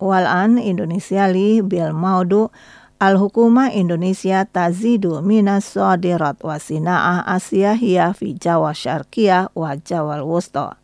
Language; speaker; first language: Arabic; non-native, fluent; Indonesian